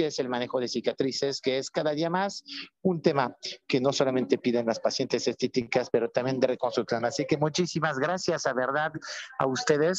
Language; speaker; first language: Spanish; native; Spanish